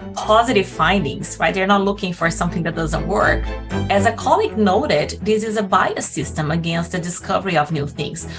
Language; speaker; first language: English; non-native, fluent; Portuguese